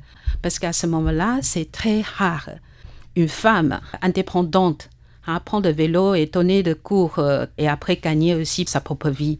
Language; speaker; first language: French; non-native, learner; Chinese